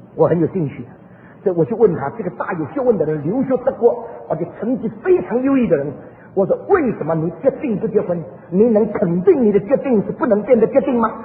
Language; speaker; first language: Chinese; early bilingual, heritage; Chinese